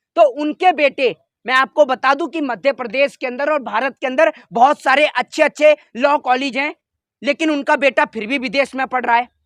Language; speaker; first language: Hindi; native; Hindi